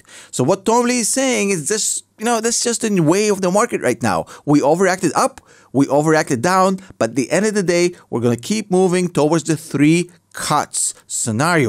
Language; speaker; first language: English; native; English